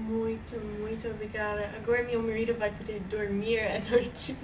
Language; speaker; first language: Portuguese; non-native, fluent; English